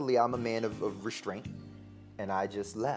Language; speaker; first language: English; native; English